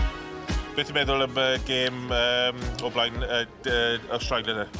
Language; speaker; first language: Welsh; non-native, learner; English